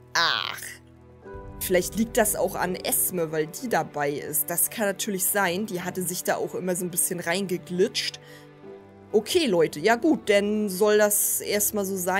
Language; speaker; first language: German; native; German